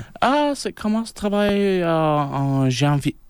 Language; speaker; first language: French; non-native, local second language; English